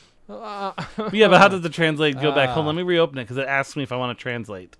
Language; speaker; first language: English; native; English